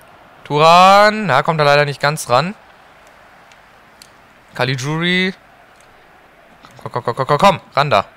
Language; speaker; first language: German; native; German